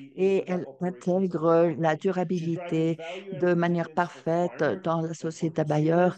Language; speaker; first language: French; non-native, fluent; Portuguese